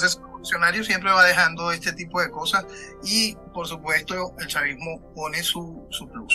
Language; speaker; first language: Spanish; native; Spanish